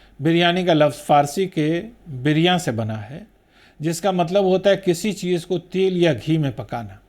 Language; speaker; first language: Urdu; native; Urdu